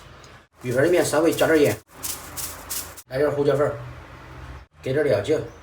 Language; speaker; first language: Chinese; native; Chinese